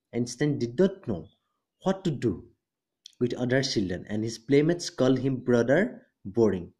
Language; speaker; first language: English; non-native, local second language; Assamese